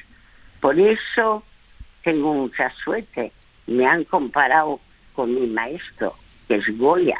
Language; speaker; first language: Spanish; early bilingual, other home language; French